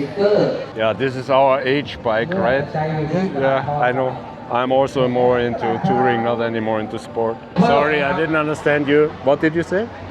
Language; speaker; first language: English; non-native, fluent; German